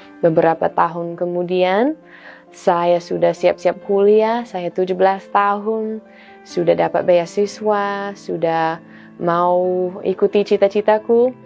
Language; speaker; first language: Indonesian; non-native, fluent; English